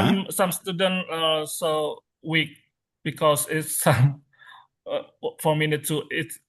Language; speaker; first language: English; non-native, learner; Indonesian